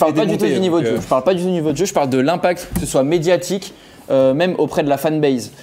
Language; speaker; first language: French; native; French